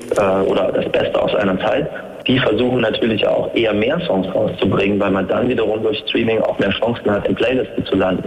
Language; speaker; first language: German; native; German